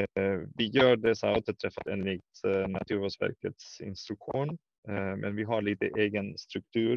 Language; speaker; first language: Swedish; non-native, fluent; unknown